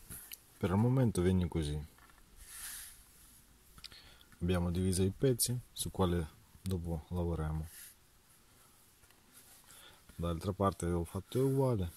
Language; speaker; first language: Italian; non-native, fluent; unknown